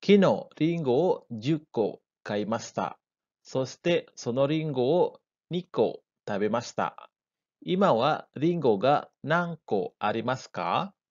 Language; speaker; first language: Japanese; non-native, fluent; Indonesian